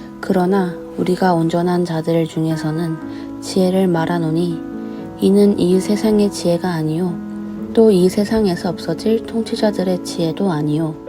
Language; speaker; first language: Korean; native; Korean